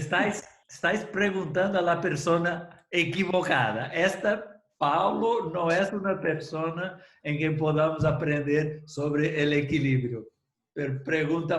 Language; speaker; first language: Spanish; non-native, fluent; Portuguese